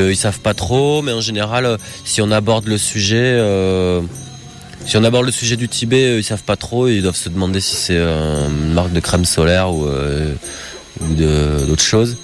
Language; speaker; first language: French; native; French